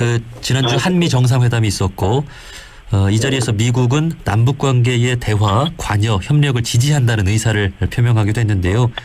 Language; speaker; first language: Korean; native; Korean